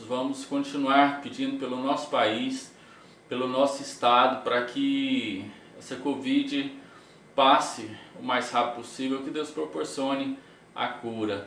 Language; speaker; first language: Portuguese; native; Portuguese